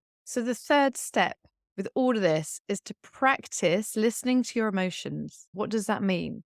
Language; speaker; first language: English; native; English